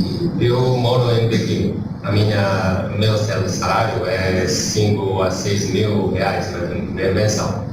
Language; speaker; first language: Portuguese; non-native, learner; Chinese